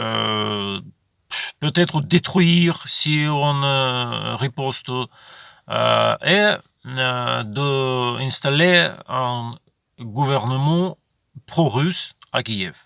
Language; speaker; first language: French; non-native, fluent; Ukrainian